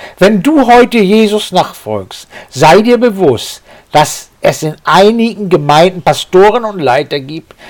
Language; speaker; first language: German; native; German